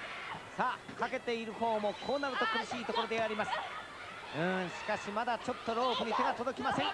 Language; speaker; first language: Japanese; native; Japanese